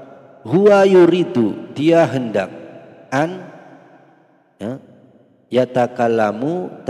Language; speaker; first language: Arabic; non-native, fluent; Indonesian